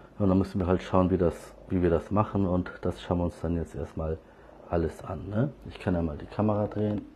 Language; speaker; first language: German; early bilingual, other home language; Turkish